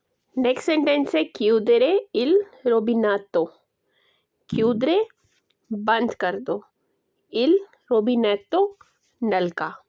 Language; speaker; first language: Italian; non-native, learner; Urdu